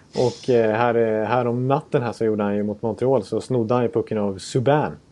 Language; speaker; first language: Swedish; native; Swedish